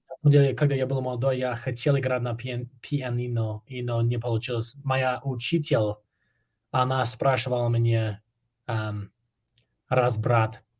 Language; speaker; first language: Russian; non-native, learner; English